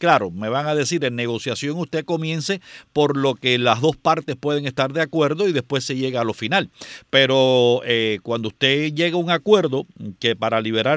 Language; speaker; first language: Spanish; native; Spanish